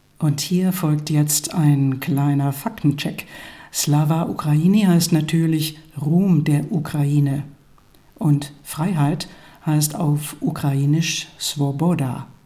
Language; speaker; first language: German; native; German